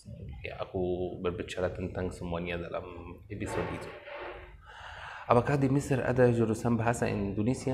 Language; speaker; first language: Indonesian; non-native, fluent; Arabic